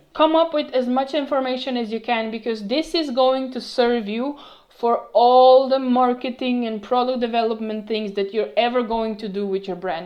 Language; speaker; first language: English; non-native, fluent; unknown